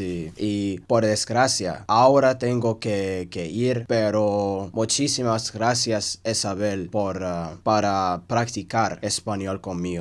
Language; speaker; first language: Spanish; non-native, learner; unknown